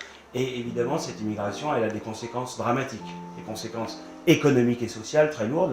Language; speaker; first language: French; native; French